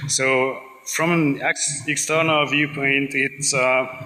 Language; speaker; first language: English; non-native, fluent; Hungarian